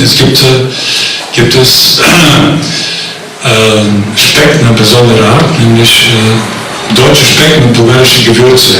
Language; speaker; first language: German; non-native, fluent; Bulgarian